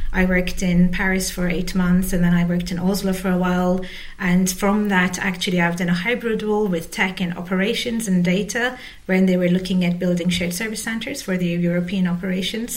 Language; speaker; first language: English; non-native, fluent; Turkish